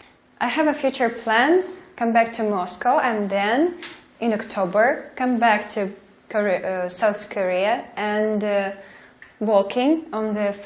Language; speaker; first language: English; non-native, learner; Russian